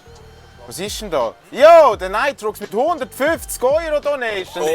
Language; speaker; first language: German; native; German